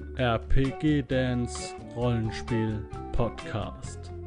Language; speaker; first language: German; native; German